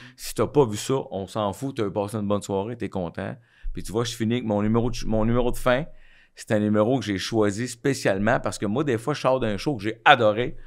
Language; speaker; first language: French; native; French